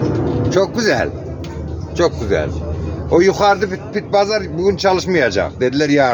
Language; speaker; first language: Turkish; non-native, learner; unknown